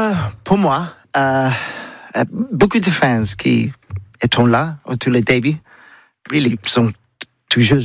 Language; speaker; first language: French; non-native, learner; English